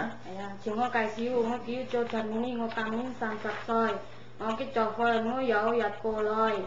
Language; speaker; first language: Cantonese; non-native, learner; Indonesian